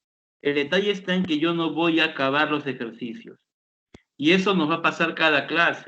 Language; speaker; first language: Spanish; native; Spanish